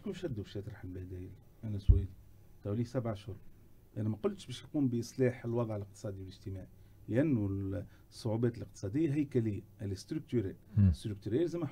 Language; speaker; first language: Arabic; native; Arabic